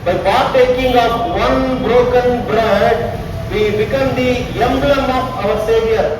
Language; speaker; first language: English; non-native, local second language; Tamil